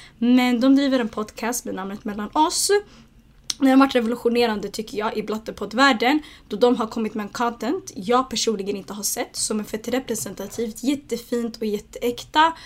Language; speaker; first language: Swedish; early bilingual, other home language; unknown